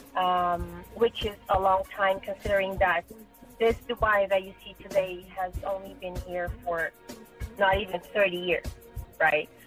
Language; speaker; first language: English; non-native, fluent; Portuguese